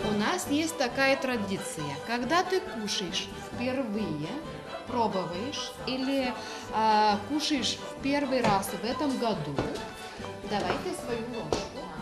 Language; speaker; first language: Russian; non-native, local second language; Lithuanian